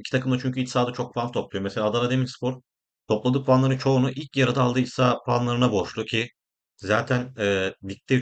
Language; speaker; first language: Turkish; native; Turkish